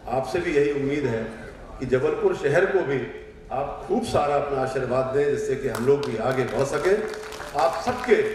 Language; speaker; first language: Hindi; native; Hindi